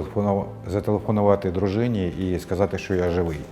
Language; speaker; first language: Ukrainian; non-native, local second language; Russian